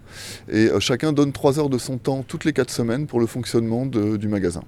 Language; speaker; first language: French; native; French